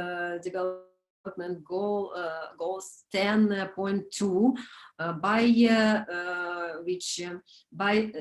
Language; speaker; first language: English; non-native, learner; Romanian